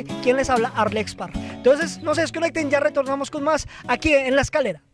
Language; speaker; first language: Spanish; native; Spanish